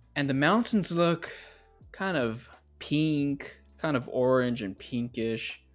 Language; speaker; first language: English; native; English